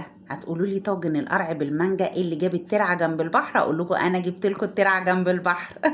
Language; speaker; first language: Arabic; native; Arabic